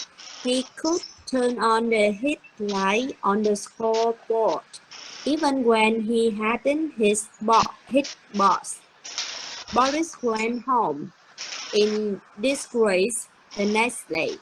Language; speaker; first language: English; non-native, learner; Vietnamese